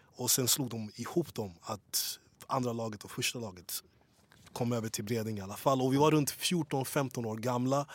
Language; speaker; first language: Swedish; early bilingual, other home language; English